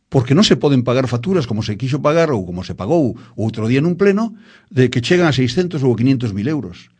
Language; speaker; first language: Galician; native; Galician